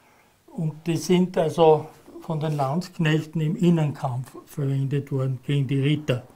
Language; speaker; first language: German; native; German